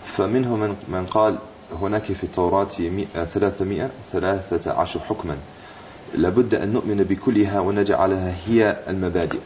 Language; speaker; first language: Arabic; non-native, fluent; English